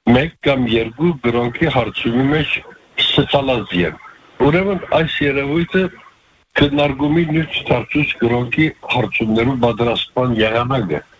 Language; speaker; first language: Armenian; early bilingual, heritage; Armenian